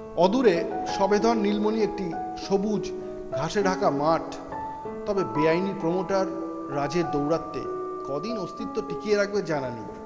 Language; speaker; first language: Bangla; native; Bangla